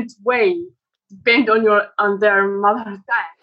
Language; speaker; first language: English; non-native, fluent; Arabic